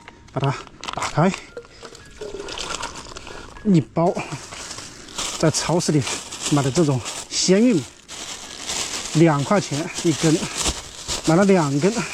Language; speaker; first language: Chinese; native; Chinese